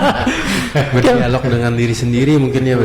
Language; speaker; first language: Indonesian; non-native, local second language; Banjar